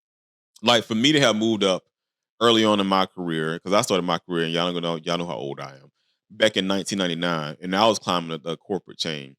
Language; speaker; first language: English; native; English